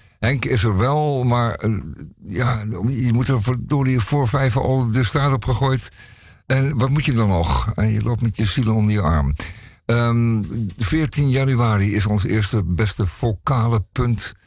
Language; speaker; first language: Dutch; native; Dutch